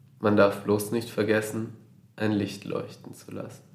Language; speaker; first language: German; native; German